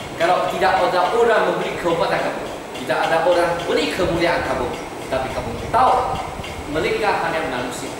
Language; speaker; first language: Malay; non-native, local second language; Chinese